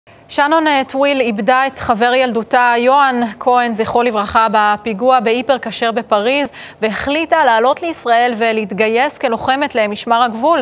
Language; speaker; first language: Hebrew; native; Hebrew